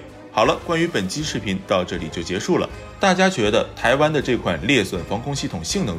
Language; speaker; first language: Chinese; native; Chinese